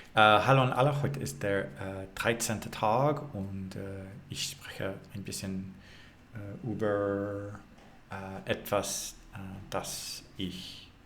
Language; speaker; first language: German; non-native, learner; English